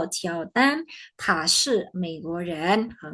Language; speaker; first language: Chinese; non-native, fluent; Indonesian